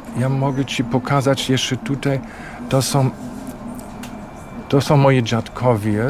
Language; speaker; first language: Polish; non-native, fluent; German